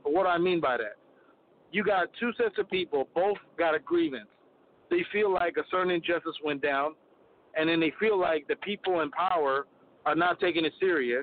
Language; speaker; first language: English; native; English